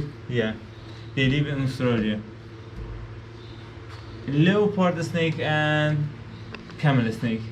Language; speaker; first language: English; non-native, learner; Persian